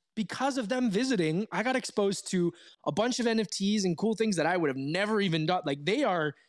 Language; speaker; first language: English; native; English